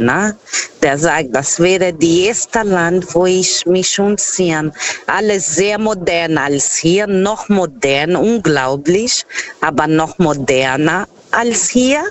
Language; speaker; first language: German; non-native, learner; Portuguese